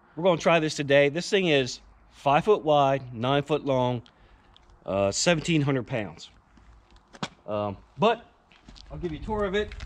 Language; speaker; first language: English; native; English